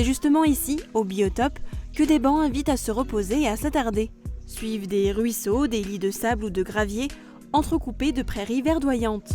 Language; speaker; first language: French; native; French